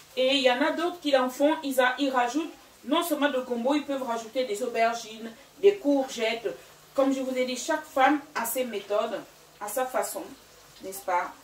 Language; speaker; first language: French; non-native, local second language; Fang